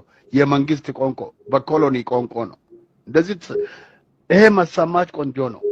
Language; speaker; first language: Amharic; non-native, local second language; Oromo